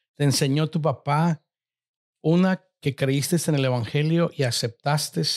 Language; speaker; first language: Spanish; early bilingual, heritage; Spanish